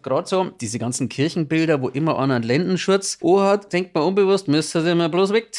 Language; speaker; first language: German; native; German